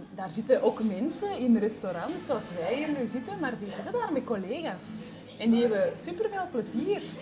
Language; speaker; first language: Dutch; native; Dutch